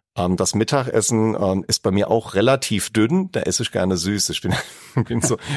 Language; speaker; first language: German; native; German